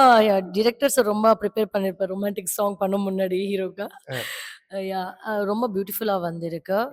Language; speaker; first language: Tamil; non-native, learner; Malayalam